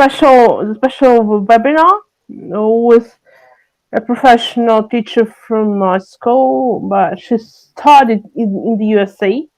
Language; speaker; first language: English; non-native, learner; French